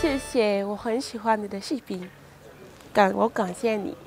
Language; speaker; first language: Chinese; non-native, learner; Bambara